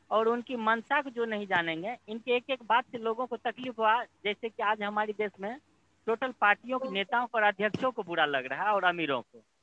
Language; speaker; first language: Hindi; native; Hindi